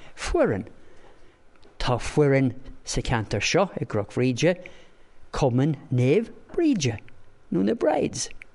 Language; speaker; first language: Irish; non-native, local second language; English